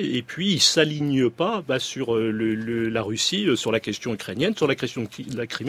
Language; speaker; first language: French; native; French